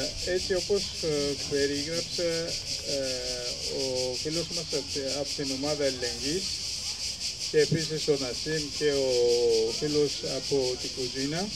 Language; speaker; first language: Greek; non-native, fluent; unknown